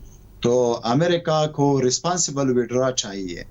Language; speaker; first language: Hindi; non-native, fluent; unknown